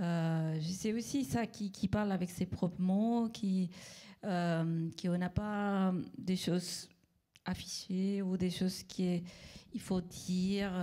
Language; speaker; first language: French; non-native, fluent; Spanish